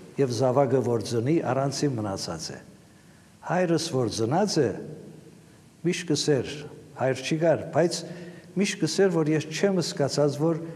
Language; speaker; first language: Armenian; native; Armenian